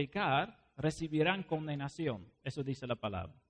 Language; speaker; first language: Spanish; non-native, fluent; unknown